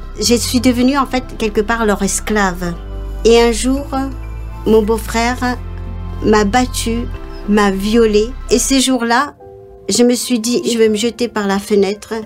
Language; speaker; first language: French; non-native, local second language; Morisyen